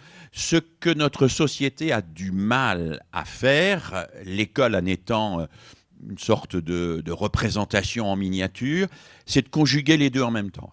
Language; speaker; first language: French; native; French